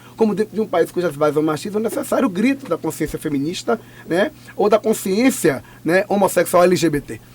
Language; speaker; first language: Portuguese; native; Portuguese